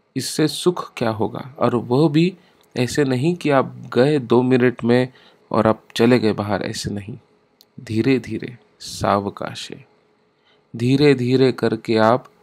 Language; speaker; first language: Hindi; non-native, local second language; Marathi